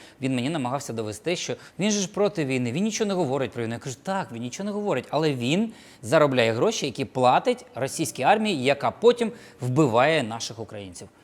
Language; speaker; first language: Ukrainian; non-native, local second language; Russian